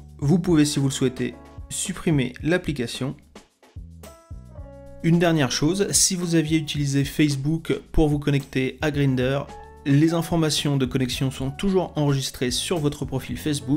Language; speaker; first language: French; native; French